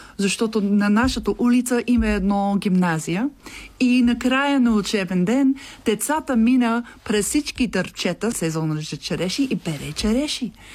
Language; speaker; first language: Bulgarian; non-native, learner; English